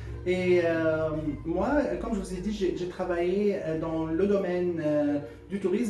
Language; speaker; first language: French; non-native, fluent; Arabic